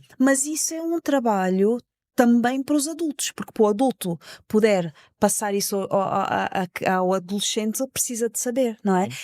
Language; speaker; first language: Portuguese; native; Portuguese